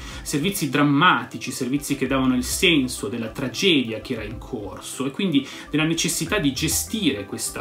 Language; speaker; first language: Italian; native; Italian